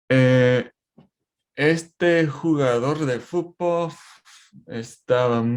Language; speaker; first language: Spanish; non-native, learner; English